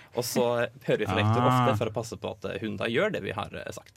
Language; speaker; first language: Norwegian; native; Norwegian